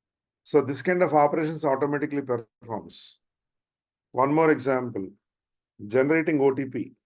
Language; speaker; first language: English; non-native, local second language; Telugu